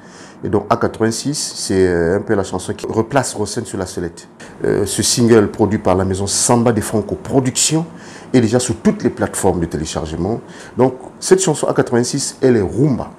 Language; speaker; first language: French; non-native, local second language; Lingala